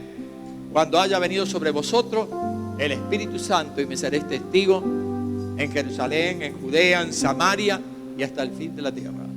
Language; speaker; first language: Spanish; native; Spanish